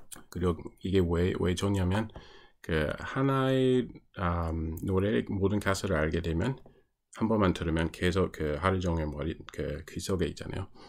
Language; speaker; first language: Korean; non-native, fluent; English